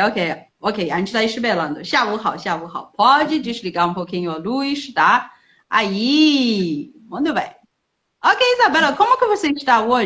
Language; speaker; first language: Portuguese; non-native, fluent; Chinese